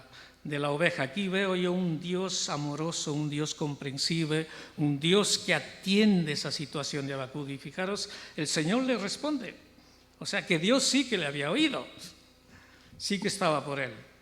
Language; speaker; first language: Spanish; native; Spanish